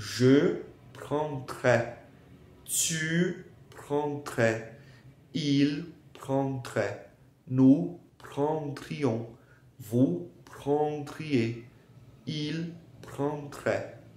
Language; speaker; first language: French; non-native, fluent; Portuguese